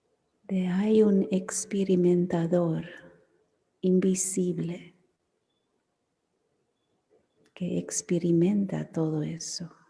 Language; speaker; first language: Spanish; non-native, fluent; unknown